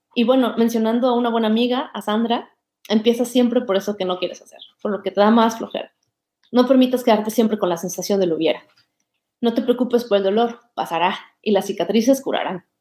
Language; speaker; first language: Spanish; native; Spanish